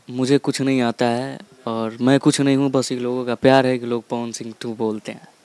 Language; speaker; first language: Hindi; native; Hindi